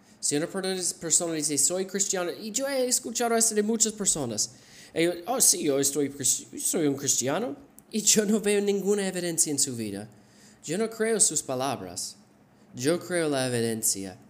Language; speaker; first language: Spanish; non-native, fluent; English